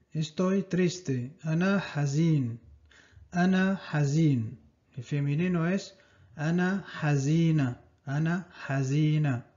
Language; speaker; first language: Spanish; non-native, fluent; Arabic